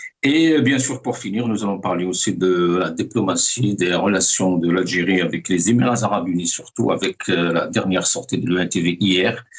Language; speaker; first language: French; non-native, local second language; Arabic